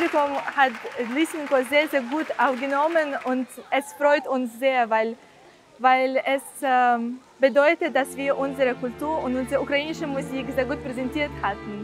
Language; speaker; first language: German; non-native, fluent; Ukrainian